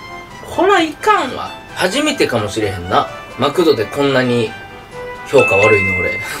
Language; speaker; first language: Japanese; native; Japanese